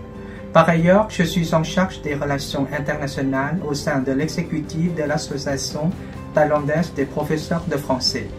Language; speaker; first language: French; non-native, fluent; Thai